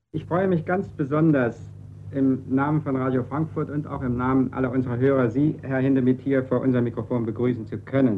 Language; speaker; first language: German; native; German